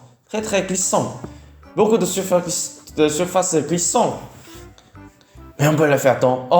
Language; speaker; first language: French; non-native, learner; Vietnamese